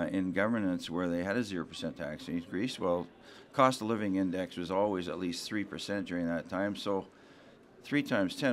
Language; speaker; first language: English; native; English